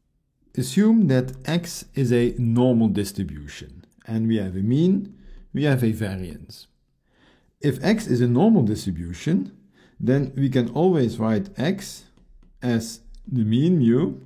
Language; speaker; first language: English; non-native, fluent; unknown